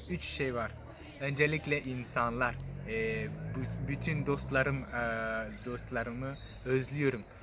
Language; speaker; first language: Turkish; non-native, fluent; French